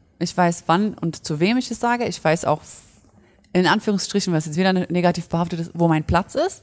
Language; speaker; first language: German; early bilingual, other home language; Polish